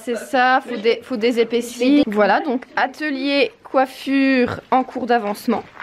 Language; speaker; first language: French; native; French